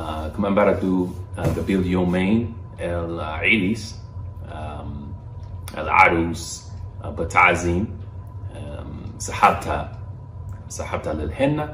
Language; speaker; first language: Arabic; non-native, learner; English